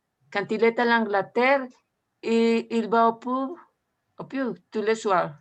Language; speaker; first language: French; non-native, learner; Spanish